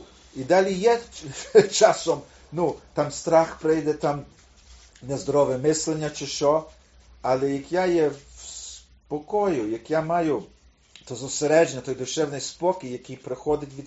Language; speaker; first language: Ukrainian; early bilingual, heritage; Ukrainian